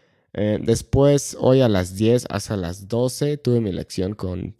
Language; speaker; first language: Spanish; non-native, fluent; English